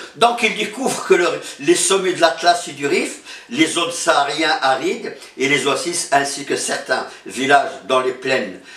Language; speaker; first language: French; non-native, local second language; Arabic